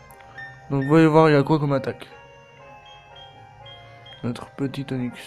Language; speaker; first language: French; native; French